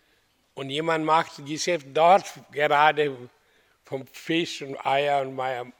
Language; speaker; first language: German; non-native, fluent; Hindi